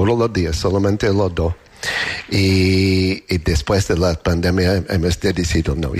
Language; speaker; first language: Spanish; non-native, learner; English